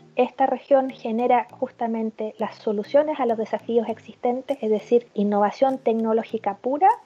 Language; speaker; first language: Spanish; early bilingual, heritage; German